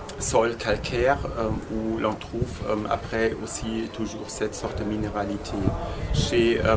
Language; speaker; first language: French; non-native, fluent; German